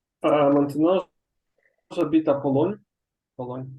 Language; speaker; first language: French; non-native, learner; Russian